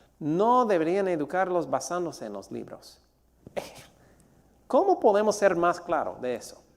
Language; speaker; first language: Spanish; non-native, fluent; English